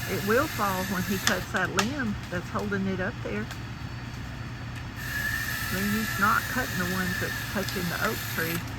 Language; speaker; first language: English; native; English